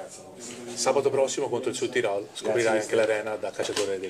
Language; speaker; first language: Italian; native; Italian